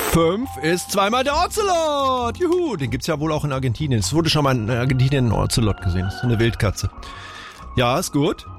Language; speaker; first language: German; native; German